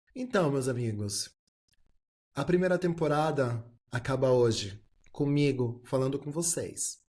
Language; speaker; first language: Portuguese; early bilingual, heritage; Portuguese